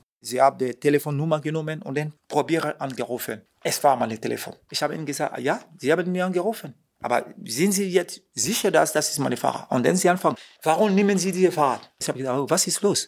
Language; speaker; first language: German; non-native, fluent; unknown